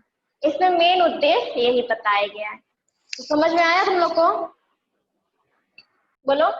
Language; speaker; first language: Hindi; native; Hindi